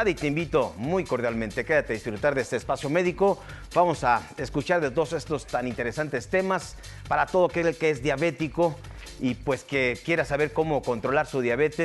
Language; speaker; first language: Spanish; native; Spanish